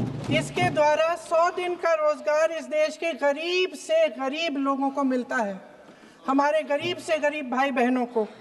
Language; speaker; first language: Hindi; native; Hindi